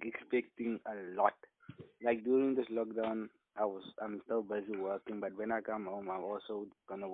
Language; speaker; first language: English; non-native, local second language; Afrikaans